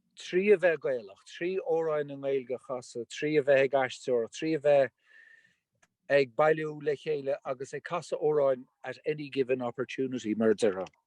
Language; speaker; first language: Irish; non-native, local second language; English